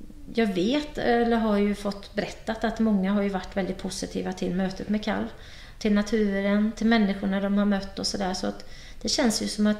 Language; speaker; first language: Swedish; native; Swedish